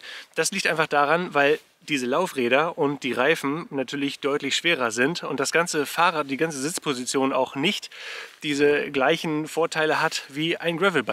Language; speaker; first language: German; native; German